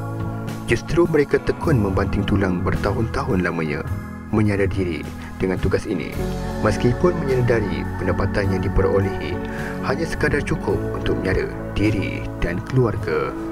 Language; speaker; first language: Malay; native; Malay